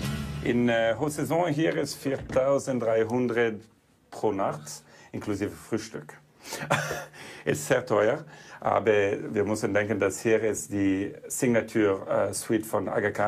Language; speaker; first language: German; non-native, fluent; Italian